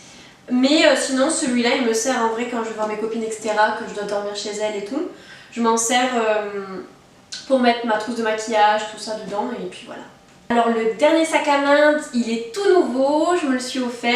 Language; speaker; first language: French; native; French